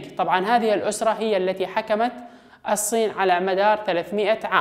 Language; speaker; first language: Arabic; non-native, local second language; Kurdish